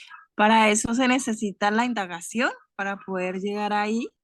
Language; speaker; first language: Spanish; native; Spanish